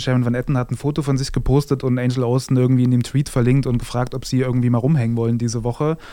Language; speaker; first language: German; native; German